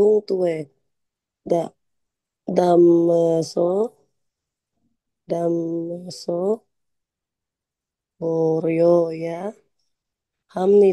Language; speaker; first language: Korean; non-native, learner; Indonesian